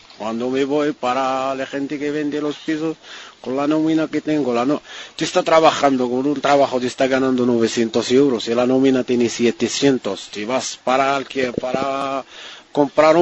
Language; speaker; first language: Spanish; non-native, learner; Arabic